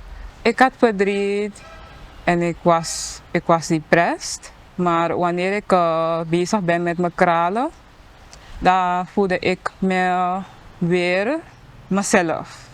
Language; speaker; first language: Dutch; non-native, local second language; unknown